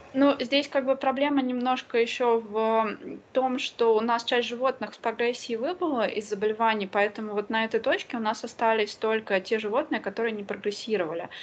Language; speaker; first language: Russian; native; Russian